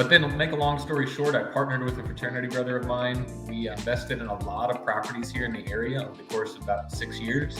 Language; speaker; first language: English; native; English